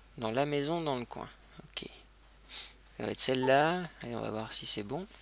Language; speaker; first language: French; native; French